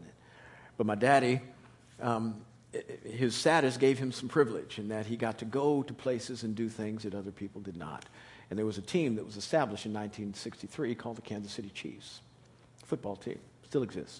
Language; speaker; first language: English; native; English